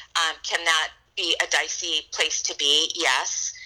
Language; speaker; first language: English; native; English